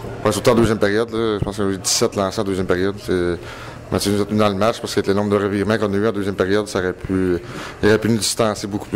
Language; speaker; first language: French; native; French